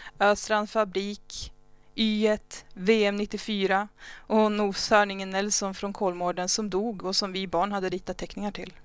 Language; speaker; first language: Swedish; early bilingual, other home language; Spanish